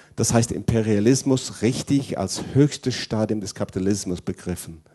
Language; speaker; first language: German; non-native, fluent; English